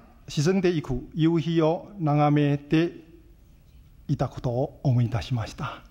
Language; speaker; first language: Japanese; non-native, fluent; Chinese